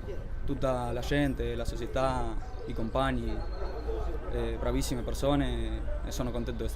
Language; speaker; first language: Italian; non-native, fluent; Spanish